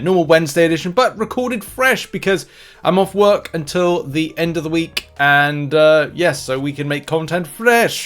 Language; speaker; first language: English; native; English